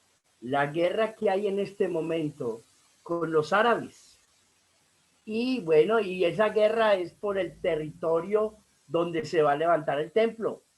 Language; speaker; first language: Spanish; native; Spanish